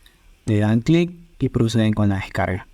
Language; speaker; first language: Spanish; native; Spanish